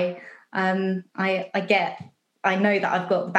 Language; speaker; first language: English; native; English